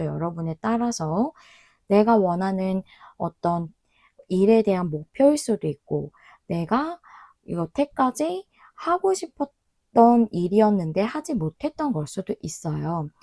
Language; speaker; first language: Korean; native; Korean